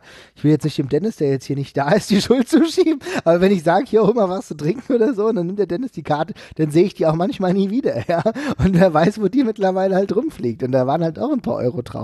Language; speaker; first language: German; native; German